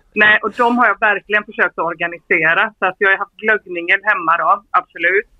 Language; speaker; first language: Swedish; native; Swedish